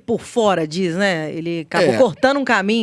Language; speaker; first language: Portuguese; native; Portuguese